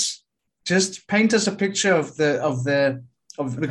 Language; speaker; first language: English; native; English